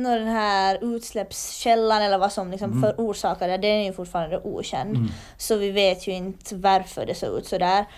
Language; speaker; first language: Swedish; native; Swedish